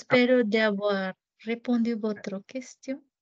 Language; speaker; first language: French; non-native, fluent; Japanese